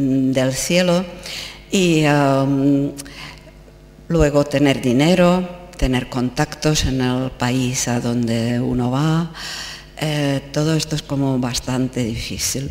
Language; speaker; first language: Spanish; non-native, fluent; Czech